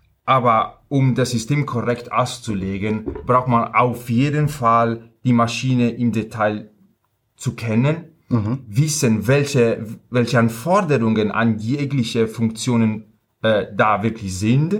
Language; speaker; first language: German; non-native, fluent; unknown